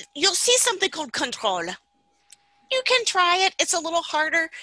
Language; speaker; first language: English; native; English